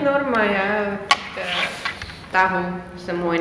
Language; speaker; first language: Indonesian; non-native, fluent; Russian